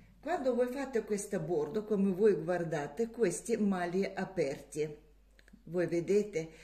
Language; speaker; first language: Italian; non-native, learner; Russian